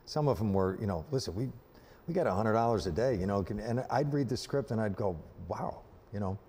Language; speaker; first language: English; native; English